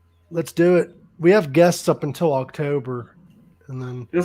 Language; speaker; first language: English; native; English